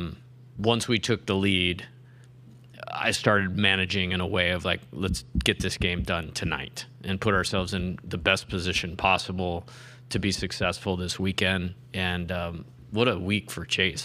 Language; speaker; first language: English; native; English